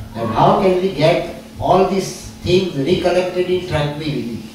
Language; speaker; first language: English; non-native, local second language; Gujarati